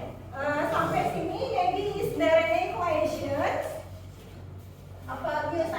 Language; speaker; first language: English; non-native, fluent; Indonesian